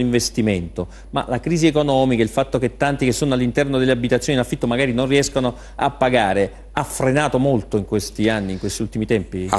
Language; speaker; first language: Italian; native; Italian